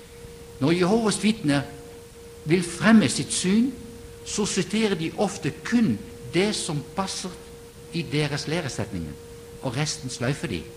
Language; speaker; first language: Norwegian; non-native, fluent; Dutch